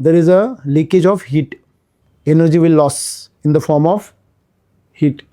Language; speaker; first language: English; non-native, local second language; Marathi